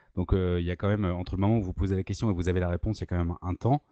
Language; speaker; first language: French; native; French